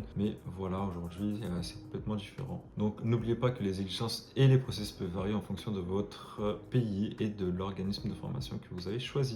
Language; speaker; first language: French; native; French